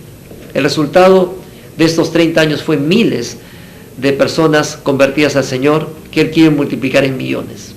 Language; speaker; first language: Spanish; native; Spanish